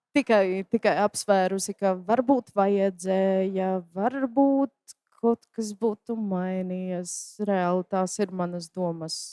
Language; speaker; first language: Latvian; native; Latvian